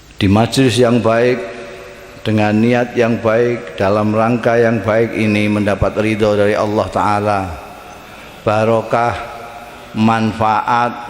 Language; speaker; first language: Indonesian; non-native, local second language; Javanese